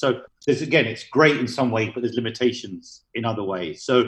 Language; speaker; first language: English; native; English